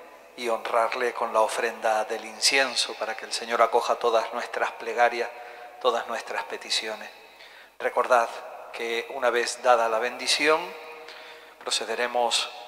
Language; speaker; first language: Spanish; native; Spanish